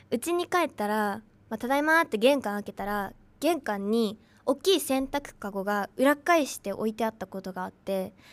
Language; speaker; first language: Japanese; native; Japanese